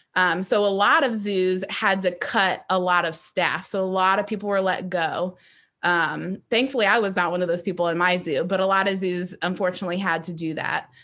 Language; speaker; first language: English; native; English